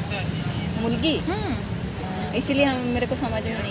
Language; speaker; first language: Hindi; non-native, local second language; Odia